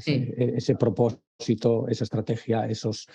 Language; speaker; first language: Spanish; native; Spanish